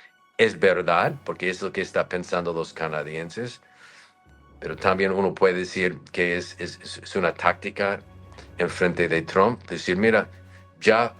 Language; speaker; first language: Spanish; non-native, fluent; English